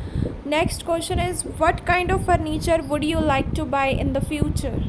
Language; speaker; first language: English; non-native, local second language; Punjabi